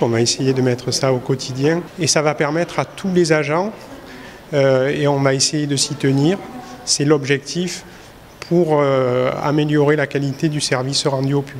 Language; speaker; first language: French; native; French